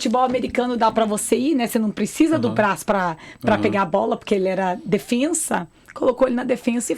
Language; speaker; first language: Portuguese; native; Portuguese